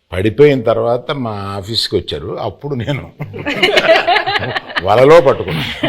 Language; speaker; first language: Telugu; native; Telugu